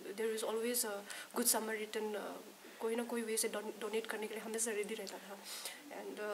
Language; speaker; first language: Hindi; non-native, local second language; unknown